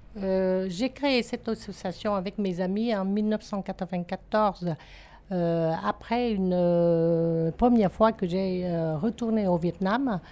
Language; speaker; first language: French; non-native, fluent; Vietnamese